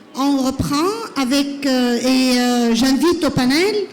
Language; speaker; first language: French; non-native, local second language; Arabic